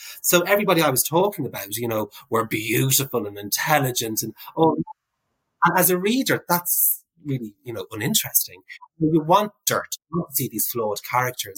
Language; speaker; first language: English; native; English